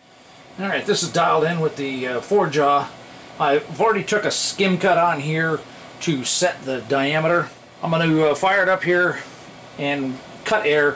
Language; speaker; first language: English; native; English